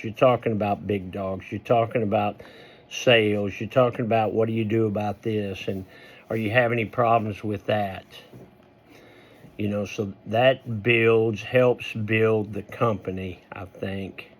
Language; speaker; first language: English; native; English